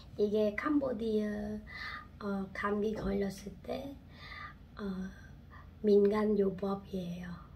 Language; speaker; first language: Korean; non-native, fluent; Khmer